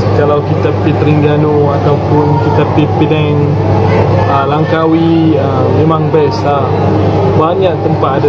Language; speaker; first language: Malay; non-native, fluent; Arabic